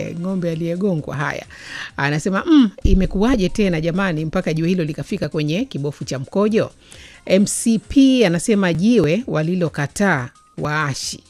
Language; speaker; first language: Swahili; native; Swahili